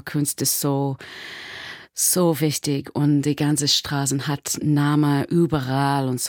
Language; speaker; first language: German; non-native, learner; English